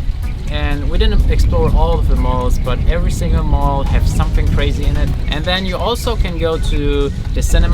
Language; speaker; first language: English; non-native, fluent; German